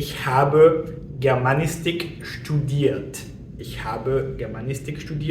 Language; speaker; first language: German; non-native, fluent; French